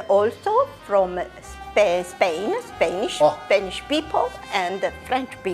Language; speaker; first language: English; non-native, fluent; Italian